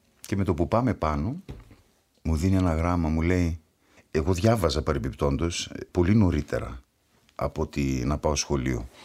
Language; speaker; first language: Greek; native; Greek